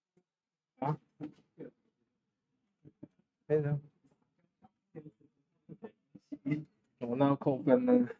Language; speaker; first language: Chinese; native; Chinese